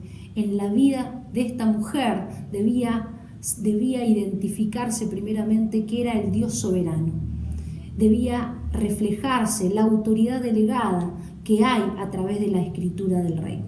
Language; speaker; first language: Spanish; native; Spanish